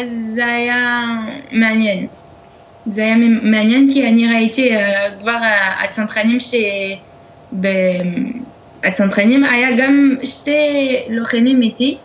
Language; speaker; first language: Hebrew; non-native, learner; French